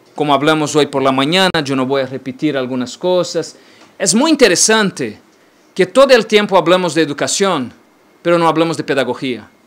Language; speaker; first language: Spanish; non-native, learner; Portuguese